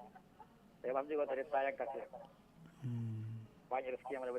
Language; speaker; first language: Indonesian; non-native, local second language; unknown